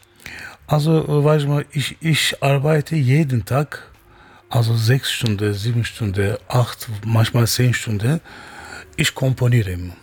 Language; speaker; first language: German; non-native, learner; Turkish